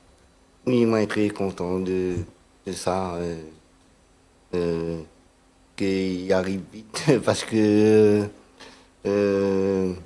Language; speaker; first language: French; non-native, local second language; Réunion Creole French